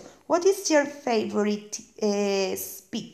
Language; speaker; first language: English; non-native, fluent; Spanish